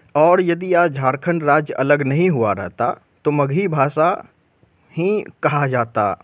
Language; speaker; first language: Hindi; non-native, local second language; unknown